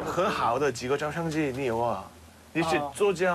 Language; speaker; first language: Chinese; non-native, learner; Korean